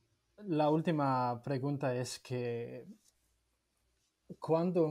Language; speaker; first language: Spanish; non-native, learner; Danish